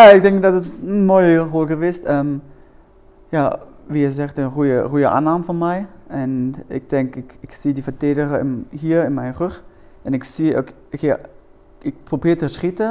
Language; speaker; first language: Dutch; non-native, learner; German